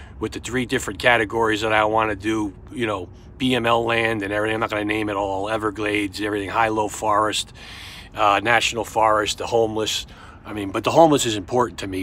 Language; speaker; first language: English; native; English